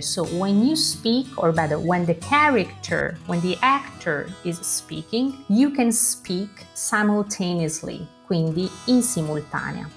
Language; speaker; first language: English; non-native, fluent; Italian